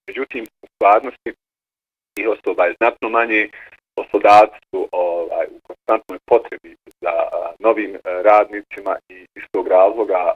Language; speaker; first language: Bosnian; native; Bosnian